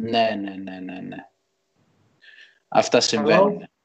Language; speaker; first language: Greek; native; Greek